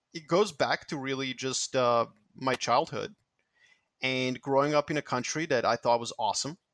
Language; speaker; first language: English; non-native, fluent; Serbian